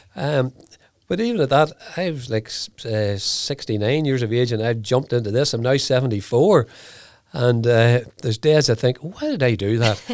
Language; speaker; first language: English; native; English